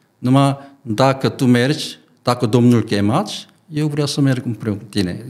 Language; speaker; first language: Romanian; non-native, learner; Korean